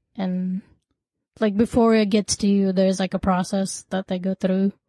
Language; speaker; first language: English; non-native, local second language; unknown